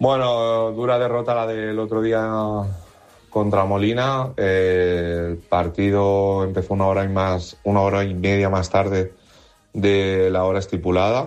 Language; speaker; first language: Spanish; native; Spanish